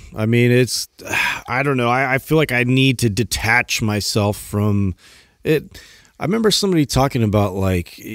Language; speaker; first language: English; native; English